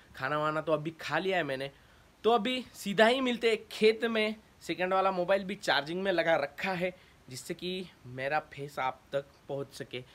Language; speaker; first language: Hindi; non-native, local second language; Marathi